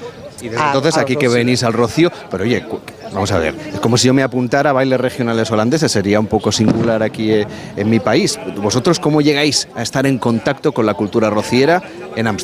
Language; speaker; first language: Spanish; native; Spanish